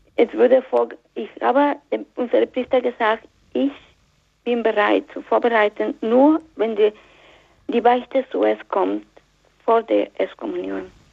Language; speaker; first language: German; non-native, fluent; Spanish